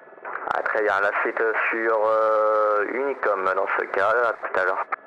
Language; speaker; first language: French; native; French